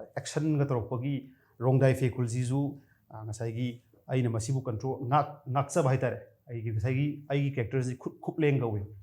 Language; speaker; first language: Manipuri; non-native, local second language; Rongmei Naga